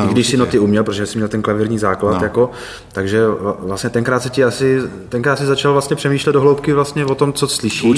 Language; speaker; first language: Czech; native; Czech